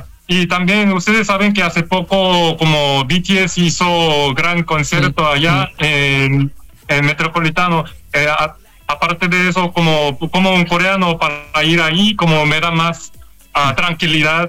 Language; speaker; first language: Spanish; non-native, fluent; Korean